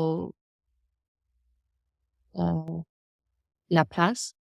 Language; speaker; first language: French; non-native, learner; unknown